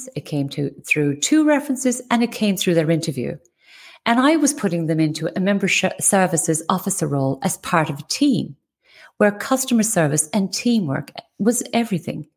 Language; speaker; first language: English; native; English